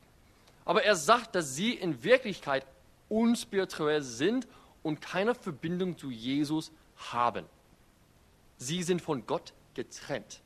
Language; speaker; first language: German; non-native, fluent; English